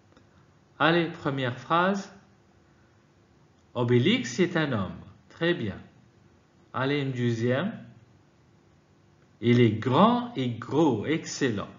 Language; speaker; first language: French; non-native, fluent; Arabic